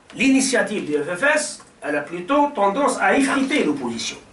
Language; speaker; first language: French; non-native, local second language; Arabic